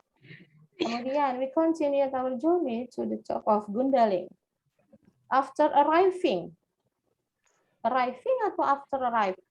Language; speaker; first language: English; non-native, fluent; Indonesian